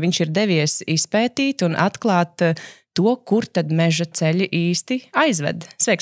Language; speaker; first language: Latvian; native; Latvian